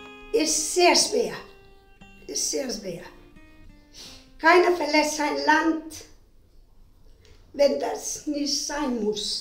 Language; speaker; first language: German; non-native, fluent; Spanish